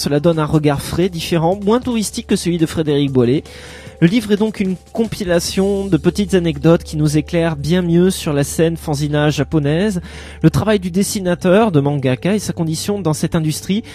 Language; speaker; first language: French; native; French